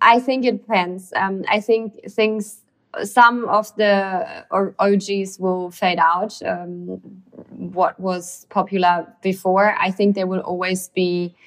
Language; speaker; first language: English; non-native, fluent; German